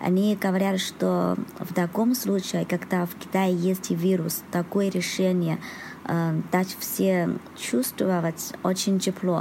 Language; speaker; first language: Russian; non-native, learner; Chinese